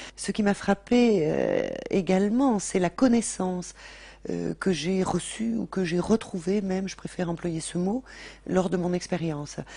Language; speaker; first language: French; native; French